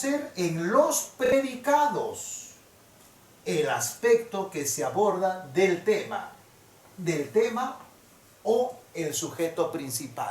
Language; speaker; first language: Spanish; native; Spanish